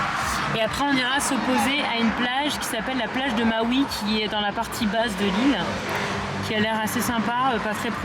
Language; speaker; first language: French; native; French